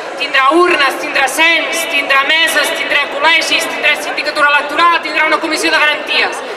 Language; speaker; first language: Catalan; native; Catalan